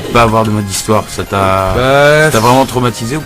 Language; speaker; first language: French; native; French